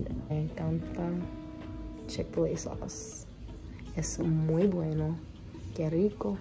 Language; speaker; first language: Spanish; non-native, learner; English